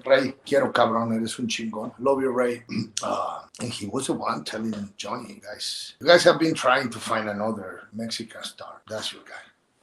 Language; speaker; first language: English; non-native, fluent; Spanish